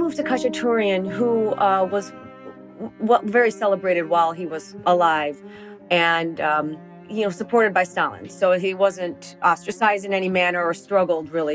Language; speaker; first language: English; native; English